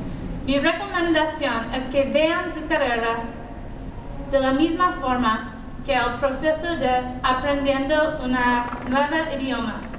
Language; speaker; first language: Spanish; non-native, learner; English